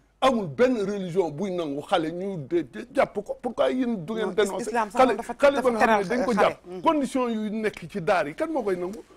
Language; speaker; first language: Wolof; non-native, local second language; Fula